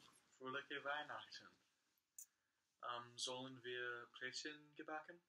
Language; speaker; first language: German; non-native, learner; English